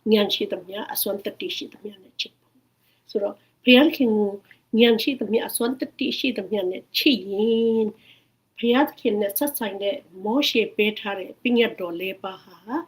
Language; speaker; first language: Burmese; non-native, local second language; Hakha Chin